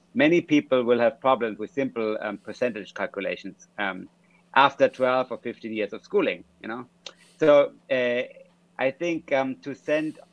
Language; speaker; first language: English; non-native, fluent; German